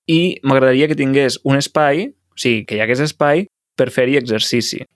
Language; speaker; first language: Catalan; native; Catalan